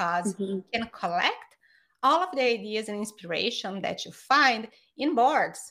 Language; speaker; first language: English; non-native, fluent; Portuguese